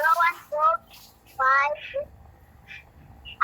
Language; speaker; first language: English; non-native, local second language; Filipino